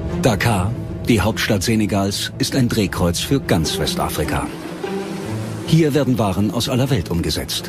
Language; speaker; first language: German; native; German